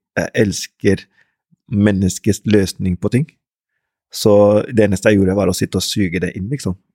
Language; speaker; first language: Norwegian; early bilingual, other home language; Rundi